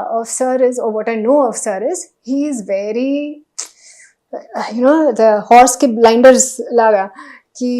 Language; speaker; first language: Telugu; non-native, local second language; Hindi